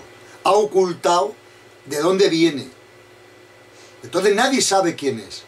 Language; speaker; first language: Spanish; native; Spanish